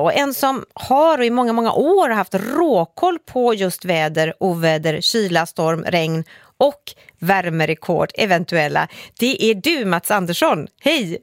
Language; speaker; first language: Swedish; native; Swedish